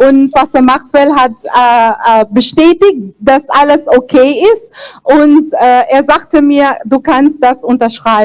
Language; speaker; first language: German; non-native, fluent; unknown